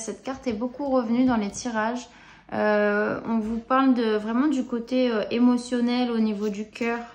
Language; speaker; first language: French; native; French